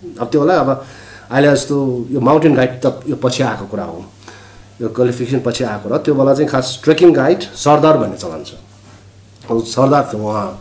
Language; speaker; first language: Nepali; non-native, local second language; Sherpa